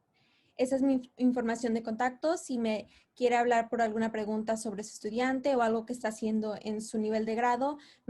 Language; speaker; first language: Spanish; native; Spanish